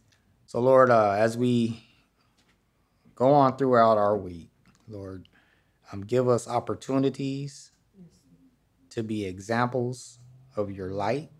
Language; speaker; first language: English; native; English